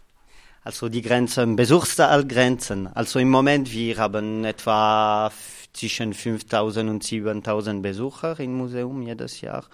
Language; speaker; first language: German; non-native, local second language; French